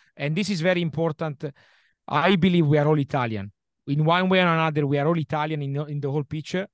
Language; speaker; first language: English; non-native, fluent; Italian